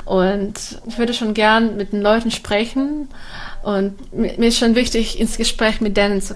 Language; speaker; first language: German; non-native, fluent; Russian